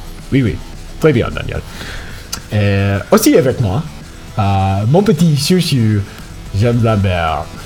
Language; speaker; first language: French; non-native, learner; English